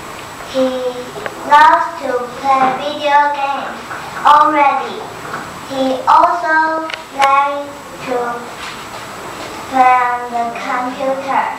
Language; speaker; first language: English; non-native, learner; Chinese